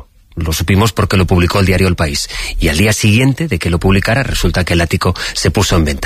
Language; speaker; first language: Spanish; native; Spanish